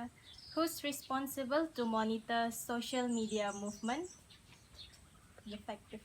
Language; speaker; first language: English; non-native, learner; Malay